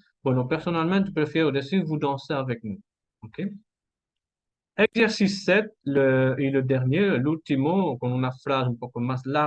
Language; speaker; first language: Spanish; non-native, fluent; French